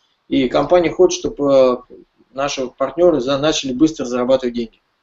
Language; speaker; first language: Russian; native; Russian